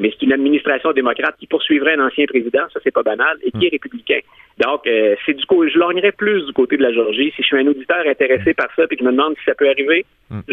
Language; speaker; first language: French; native; French